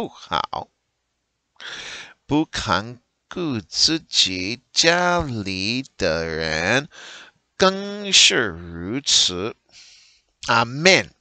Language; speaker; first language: Chinese; non-native, learner; English